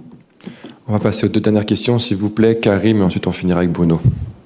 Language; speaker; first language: French; native; French